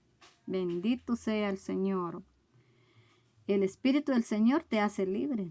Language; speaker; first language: Spanish; native; Spanish